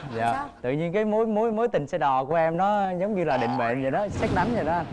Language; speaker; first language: Vietnamese; native; Vietnamese